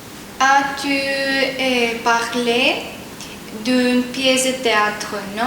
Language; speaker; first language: French; non-native, learner; Spanish